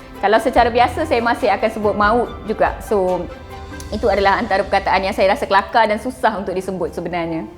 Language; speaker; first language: Malay; non-native, local second language; Tamil